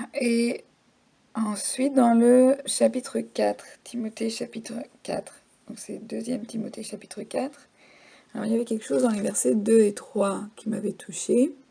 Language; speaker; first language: French; native; French